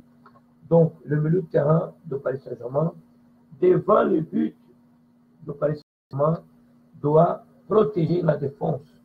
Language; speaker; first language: French; non-native, fluent; Portuguese